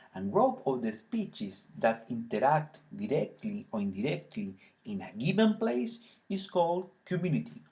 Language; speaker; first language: English; non-native, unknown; Spanish